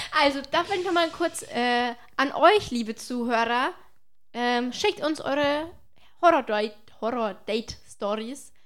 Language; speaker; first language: German; native; German